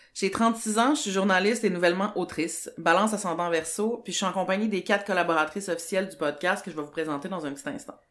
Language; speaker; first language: French; native; French